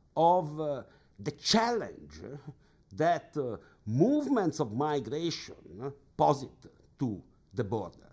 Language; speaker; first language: English; non-native, fluent; Italian